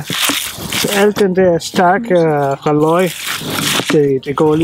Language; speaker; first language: Danish; non-native, learner; Swahili